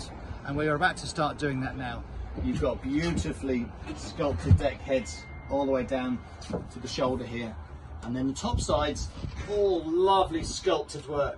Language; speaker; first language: English; native; English